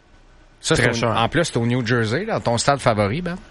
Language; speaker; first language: French; native; French